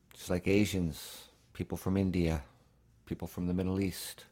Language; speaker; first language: English; native; English